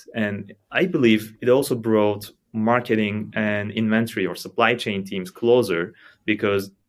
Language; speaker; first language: English; non-native, fluent; Turkish